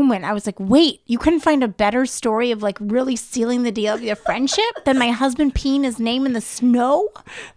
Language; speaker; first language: English; native; English